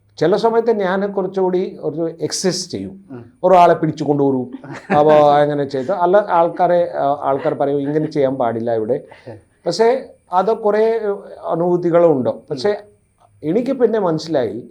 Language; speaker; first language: Malayalam; non-native, local second language; Odia